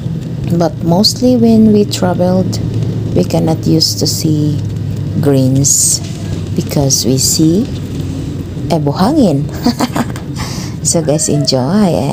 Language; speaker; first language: English; non-native, local second language; Filipino